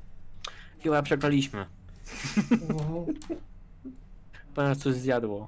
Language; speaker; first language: Polish; native; Polish